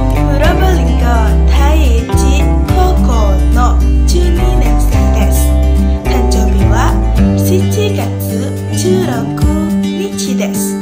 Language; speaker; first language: Japanese; non-native, learner; Indonesian